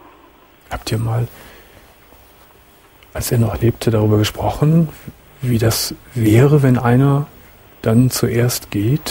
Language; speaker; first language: German; native; German